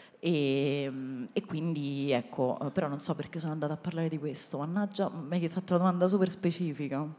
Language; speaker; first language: Italian; native; Italian